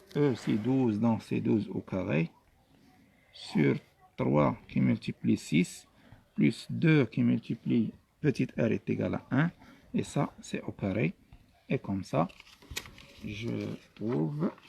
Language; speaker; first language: French; non-native, local second language; Arabic